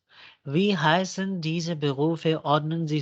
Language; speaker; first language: German; non-native, fluent; Urdu